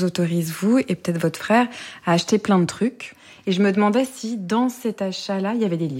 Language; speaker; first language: French; native; French